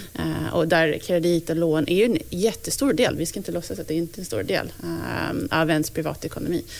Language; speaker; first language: Swedish; non-native, fluent; English